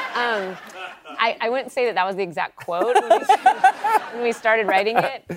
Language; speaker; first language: English; native; English